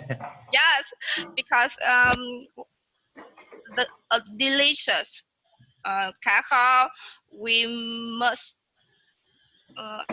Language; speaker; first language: English; non-native, learner; Vietnamese